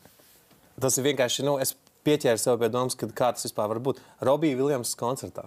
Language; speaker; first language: Latvian; native; Latvian